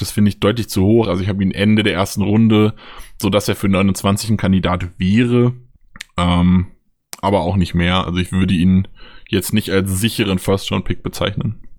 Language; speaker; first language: German; native; German